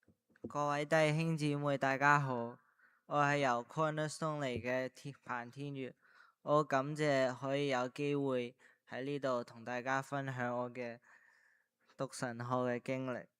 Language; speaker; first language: Chinese; early bilingual, heritage; Cantonese